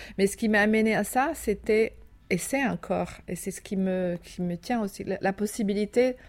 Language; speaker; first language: French; non-native, fluent; Italian